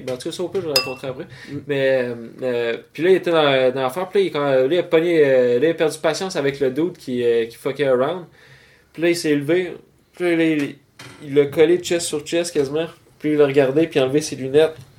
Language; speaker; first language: French; native; French